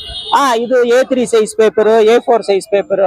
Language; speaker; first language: Kannada; non-native, local second language; Tamil